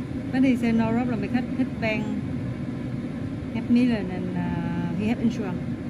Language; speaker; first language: English; non-native, learner; Vietnamese